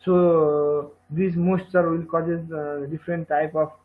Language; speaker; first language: English; non-native, local second language; Nepali